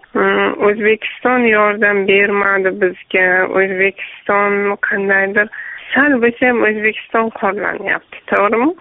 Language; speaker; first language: Uzbek; non-native, local second language; Tajik